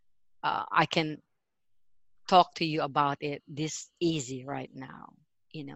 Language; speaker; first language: English; non-native, local second language; Filipino